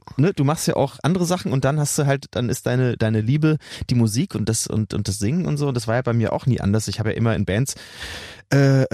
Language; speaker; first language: German; native; German